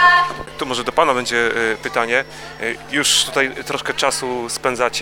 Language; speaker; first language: Polish; native; Polish